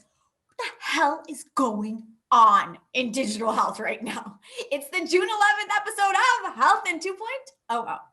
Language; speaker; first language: English; native; English